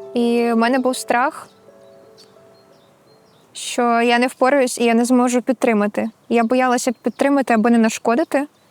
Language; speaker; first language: Ukrainian; native; Ukrainian